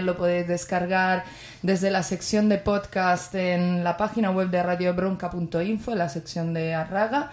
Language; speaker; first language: Spanish; native; Spanish